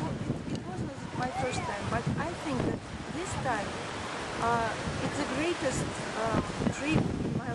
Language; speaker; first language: English; non-native, fluent; Russian